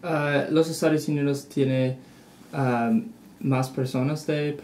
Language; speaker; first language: Spanish; non-native, learner; English